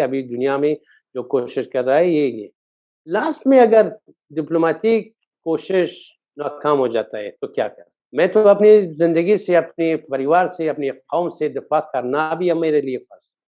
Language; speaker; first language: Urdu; non-native, fluent; Persian